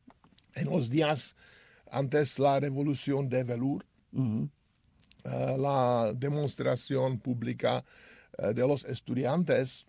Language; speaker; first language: Spanish; non-native, learner; Czech